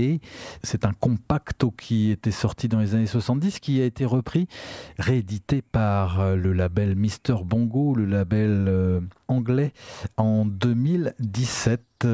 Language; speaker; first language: French; native; French